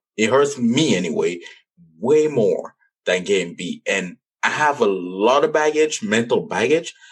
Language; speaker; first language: English; non-native, local second language; French